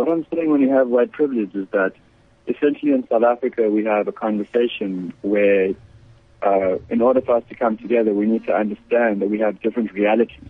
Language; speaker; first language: English; native; English